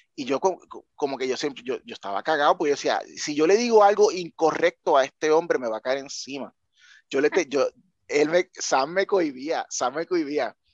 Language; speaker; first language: Spanish; native; Spanish